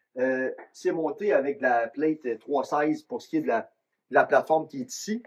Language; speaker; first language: French; native; French